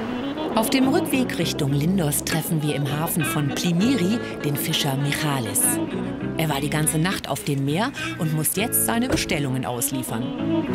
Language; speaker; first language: German; native; German